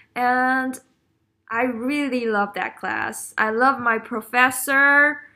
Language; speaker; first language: English; non-native, fluent; Chinese